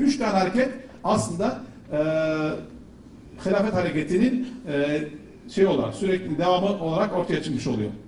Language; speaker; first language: Turkish; native; Turkish